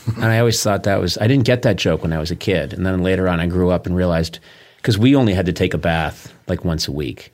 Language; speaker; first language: English; native; English